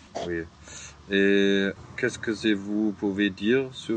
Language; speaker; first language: French; non-native, learner; German